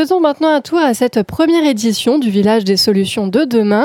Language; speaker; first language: French; native; French